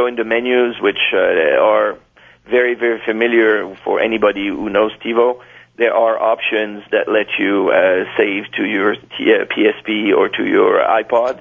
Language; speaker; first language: English; non-native, fluent; French